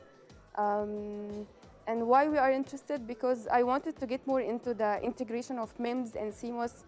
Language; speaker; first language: English; non-native, fluent; Arabic